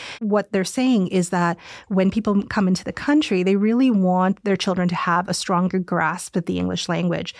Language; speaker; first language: English; early bilingual, other home language; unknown